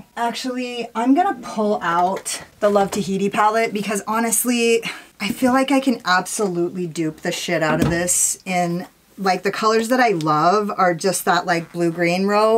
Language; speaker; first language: English; native; English